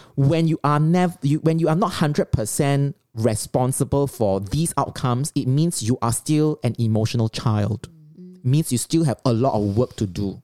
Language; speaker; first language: English; non-native, local second language; Chinese